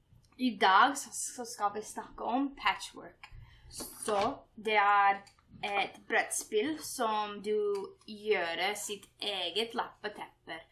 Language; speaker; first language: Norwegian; non-native, learner; English